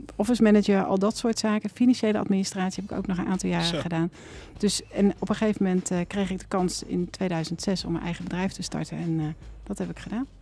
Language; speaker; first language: Dutch; native; Dutch